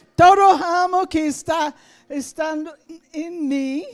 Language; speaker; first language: Portuguese; non-native, learner; English